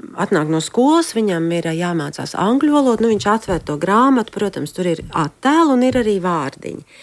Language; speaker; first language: Latvian; native; Latvian